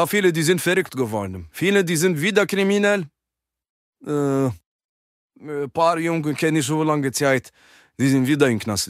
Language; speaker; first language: German; non-native, learner; French